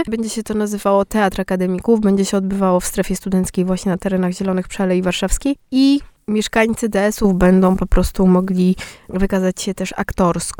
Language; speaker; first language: Polish; native; Polish